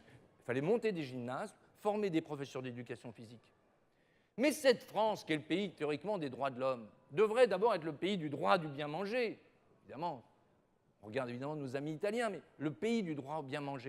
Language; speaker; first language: French; native; French